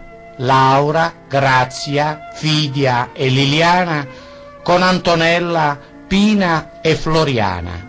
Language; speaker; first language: Italian; native; Italian